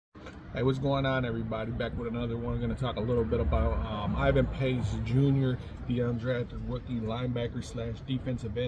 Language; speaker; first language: English; native; English